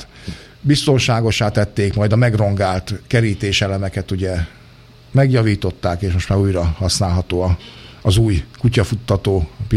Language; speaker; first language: Hungarian; native; Hungarian